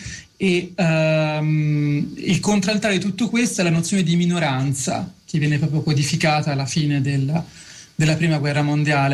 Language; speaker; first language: Italian; native; Italian